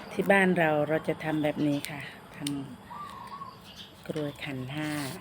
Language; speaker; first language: Thai; non-native, local second language; Khmer